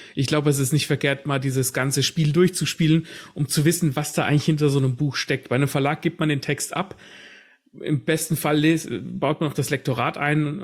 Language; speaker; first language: German; native; German